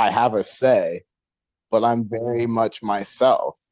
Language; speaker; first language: English; native; English